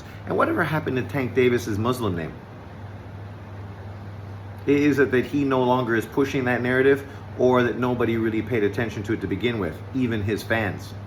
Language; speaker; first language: English; native; English